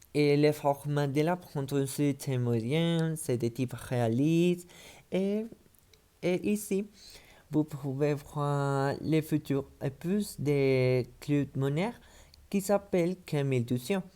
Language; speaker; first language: French; non-native, learner; Spanish